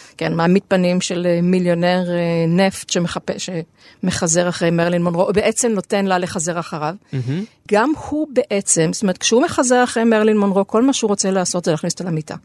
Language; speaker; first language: Hebrew; native; Hebrew